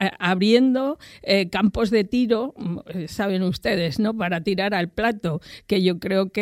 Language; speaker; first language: Spanish; native; Spanish